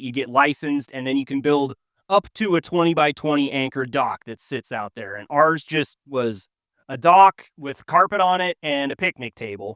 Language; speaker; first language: English; native; English